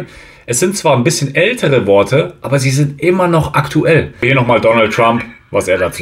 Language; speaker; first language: German; native; German